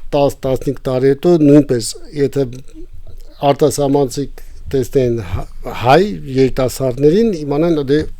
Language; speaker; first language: Armenian; native; Armenian